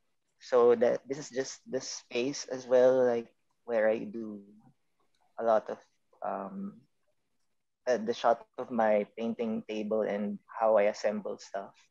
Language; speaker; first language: English; non-native, local second language; Filipino